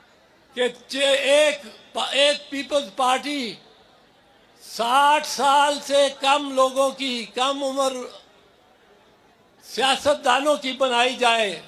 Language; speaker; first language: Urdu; non-native, local second language; Punjabi